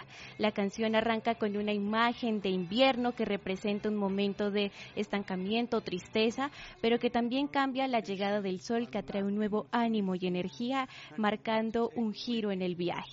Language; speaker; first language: Spanish; native; Spanish